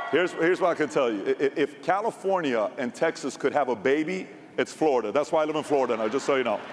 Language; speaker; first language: English; early bilingual, other home language; Persian